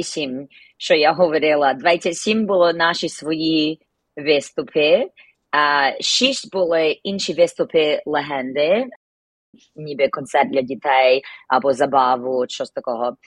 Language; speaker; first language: Ukrainian; early bilingual, heritage; Ukrainian